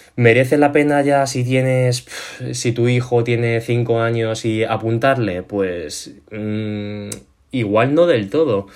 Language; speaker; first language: Spanish; early bilingual, other home language; Chinese